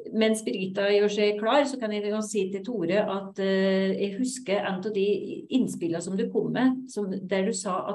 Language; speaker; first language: Norwegian; native; Norwegian